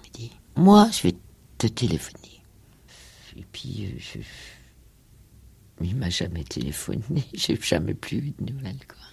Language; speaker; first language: French; non-native, fluent; Danish